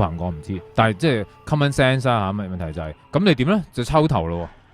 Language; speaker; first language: Cantonese; native; Cantonese